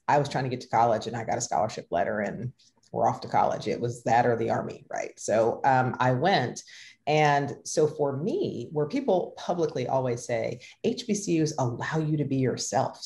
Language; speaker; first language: English; native; English